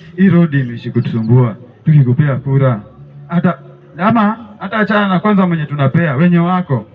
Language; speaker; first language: Swahili; native; Swahili